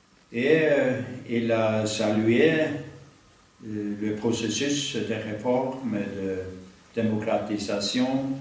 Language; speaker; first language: French; non-native, fluent; Norwegian